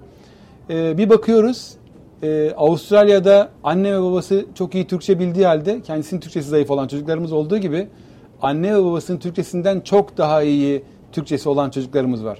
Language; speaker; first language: Turkish; native; Turkish